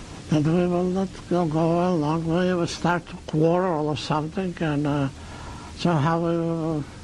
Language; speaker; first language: English; non-native, learner; Russian